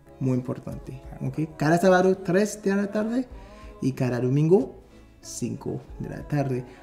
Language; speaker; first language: Spanish; non-native, fluent; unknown